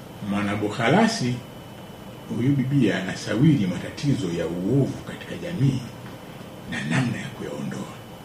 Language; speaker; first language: Swahili; native; Swahili